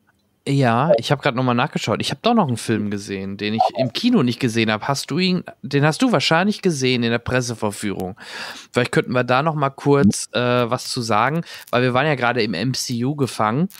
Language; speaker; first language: German; native; German